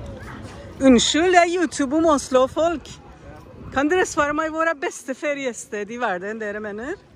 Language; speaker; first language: Norwegian; non-native, learner; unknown